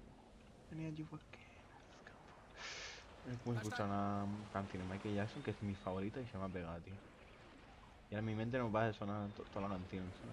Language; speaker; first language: Spanish; native; Spanish